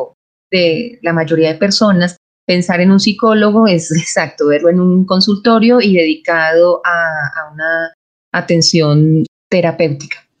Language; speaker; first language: Spanish; native; Spanish